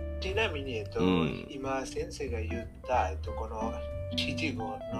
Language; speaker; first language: Japanese; non-native, learner; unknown